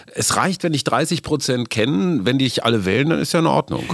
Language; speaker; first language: German; native; German